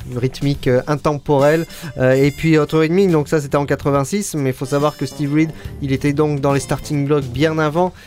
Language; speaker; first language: French; native; French